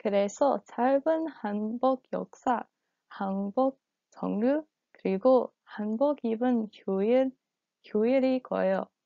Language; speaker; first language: Korean; non-native, learner; English